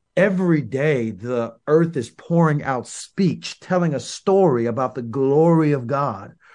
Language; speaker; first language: English; native; English